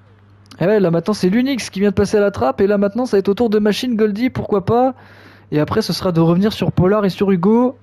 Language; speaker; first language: French; native; French